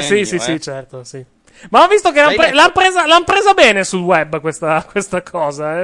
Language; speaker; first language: Italian; native; Italian